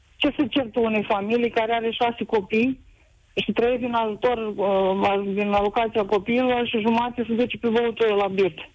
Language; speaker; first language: Romanian; native; Romanian